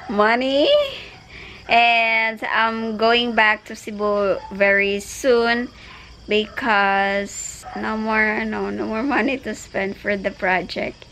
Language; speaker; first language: English; non-native, local second language; Cebuano